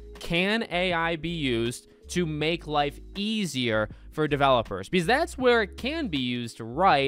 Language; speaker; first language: English; native; English